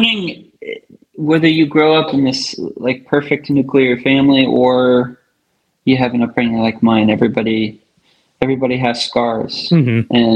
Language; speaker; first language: English; native; English